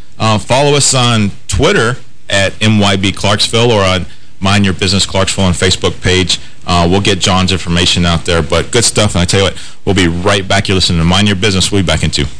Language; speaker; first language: English; native; English